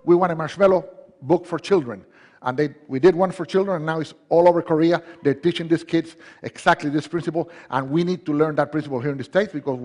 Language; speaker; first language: English; non-native, fluent; Spanish